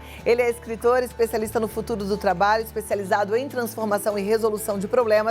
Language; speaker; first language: Portuguese; native; Portuguese